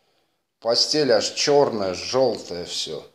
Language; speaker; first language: Russian; native; Russian